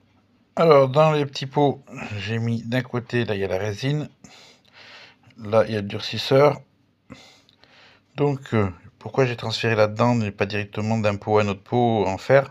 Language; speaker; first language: French; native; French